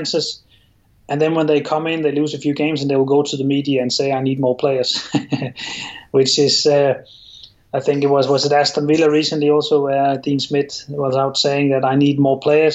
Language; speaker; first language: English; non-native, fluent; Danish